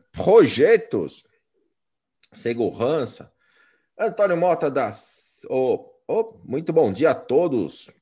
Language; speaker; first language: Portuguese; native; Portuguese